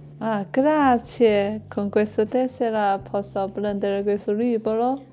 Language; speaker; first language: Italian; non-native, learner; Chinese